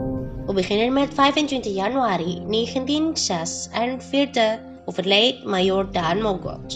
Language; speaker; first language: Dutch; non-native, local second language; Indonesian